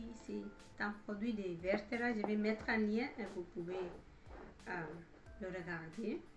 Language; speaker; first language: French; non-native, fluent; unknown